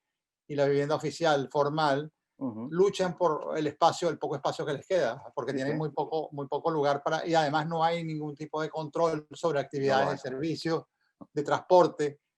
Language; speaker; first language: Spanish; native; Spanish